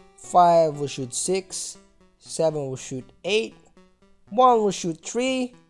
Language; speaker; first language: English; non-native, local second language; Filipino